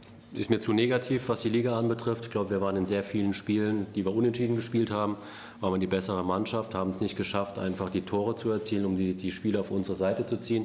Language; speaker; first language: German; native; German